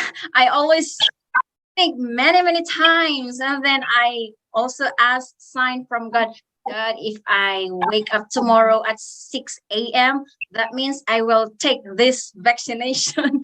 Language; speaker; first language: English; non-native, fluent; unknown